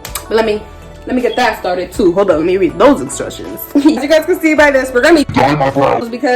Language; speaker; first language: English; native; English